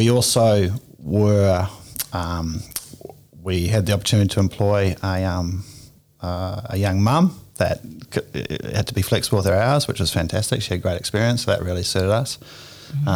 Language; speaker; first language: English; native; English